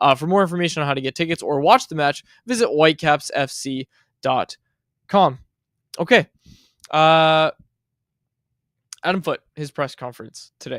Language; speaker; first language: English; native; English